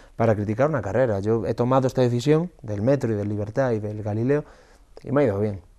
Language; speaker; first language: Spanish; native; Spanish